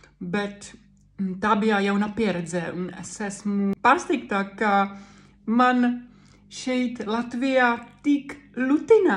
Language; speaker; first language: Latvian; non-native, fluent; Czech